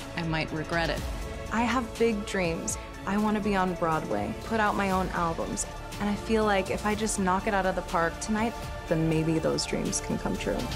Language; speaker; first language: English; native; English